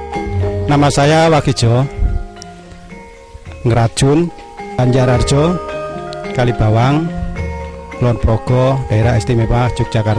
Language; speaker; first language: Indonesian; non-native, local second language; Javanese